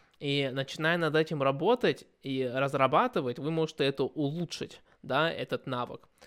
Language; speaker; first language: Russian; early bilingual, heritage; Russian